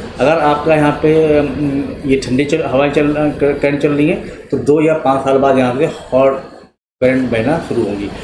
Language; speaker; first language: Hindi; native; Hindi